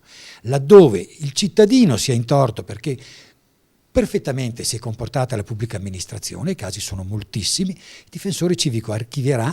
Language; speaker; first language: Italian; native; Italian